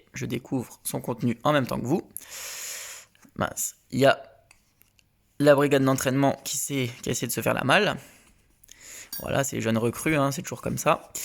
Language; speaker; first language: French; native; French